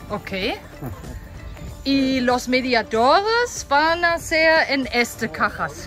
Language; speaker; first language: Spanish; non-native, learner; German